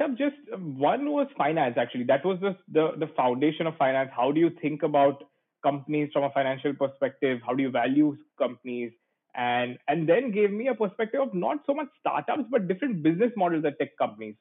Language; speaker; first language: English; non-native, local second language; Gujarati